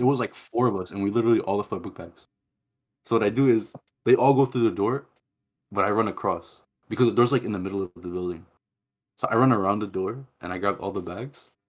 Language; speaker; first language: English; native; English